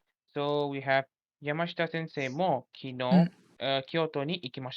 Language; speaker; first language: Japanese; non-native, learner; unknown